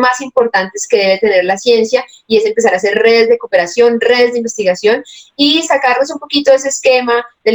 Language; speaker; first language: Spanish; native; Spanish